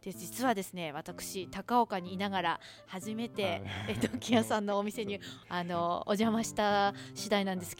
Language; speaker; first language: Japanese; native; Japanese